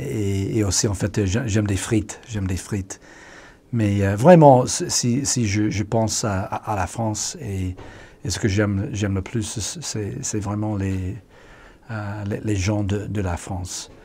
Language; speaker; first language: French; non-native, fluent; English